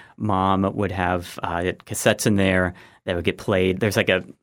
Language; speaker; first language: English; native; English